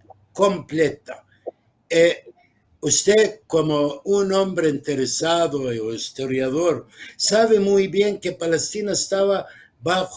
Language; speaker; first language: Spanish; non-native, fluent; Arabic